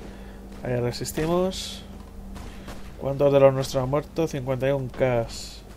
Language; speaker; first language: Spanish; native; Spanish